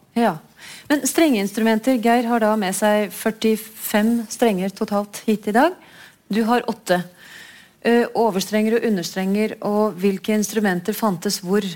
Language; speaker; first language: Norwegian; native; Norwegian